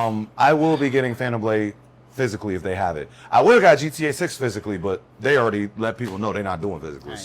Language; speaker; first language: English; native; English